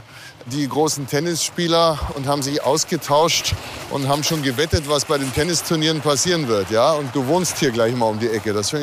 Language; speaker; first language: German; native; German